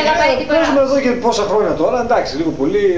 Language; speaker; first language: Greek; native; Greek